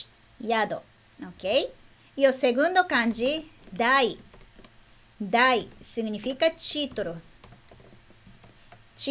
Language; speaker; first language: Portuguese; non-native, fluent; Japanese